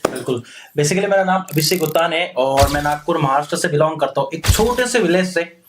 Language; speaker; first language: Hindi; non-native, local second language; Marathi